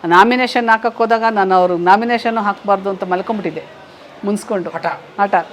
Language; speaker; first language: Kannada; native; Kannada